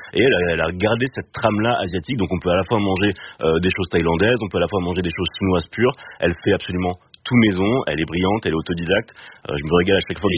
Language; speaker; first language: French; native; French